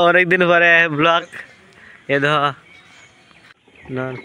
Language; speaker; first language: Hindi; non-native, local second language; Bangla